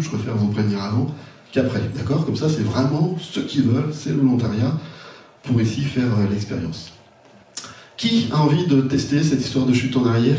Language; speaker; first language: French; native; French